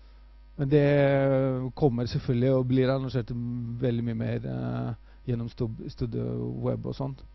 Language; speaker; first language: Norwegian; non-native, fluent; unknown